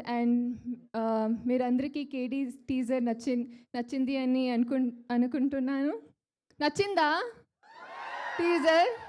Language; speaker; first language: Telugu; non-native, learner; Kannada